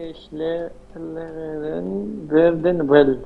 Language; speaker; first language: German; non-native, learner; Hindi